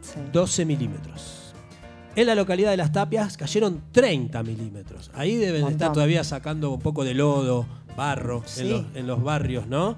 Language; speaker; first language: Spanish; native; Spanish